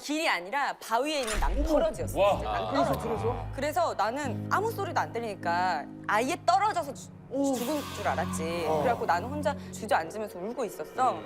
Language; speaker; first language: Korean; native; Korean